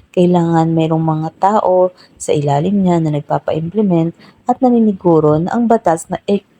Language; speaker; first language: Filipino; native; Filipino